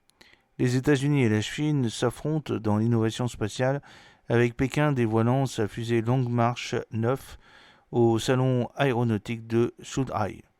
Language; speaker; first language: French; native; French